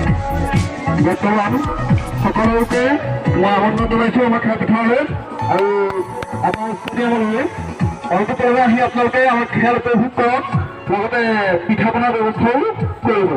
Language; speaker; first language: Assamese; native; Assamese